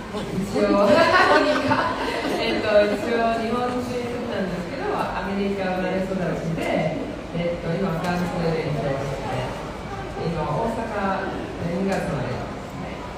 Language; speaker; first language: Japanese; early bilingual, heritage; Japanese